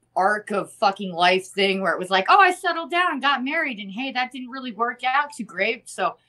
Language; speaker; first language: English; native; English